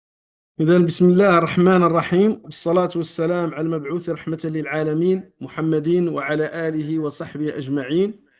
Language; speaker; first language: Arabic; native; Arabic